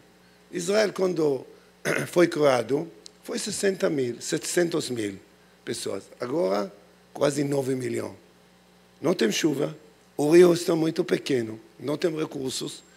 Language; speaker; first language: Portuguese; non-native, learner; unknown